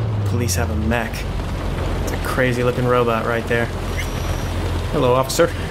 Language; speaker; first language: English; native; English